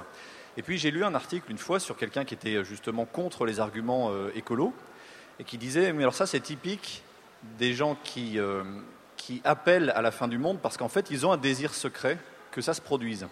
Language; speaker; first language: French; native; French